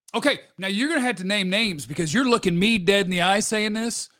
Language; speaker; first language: English; native; English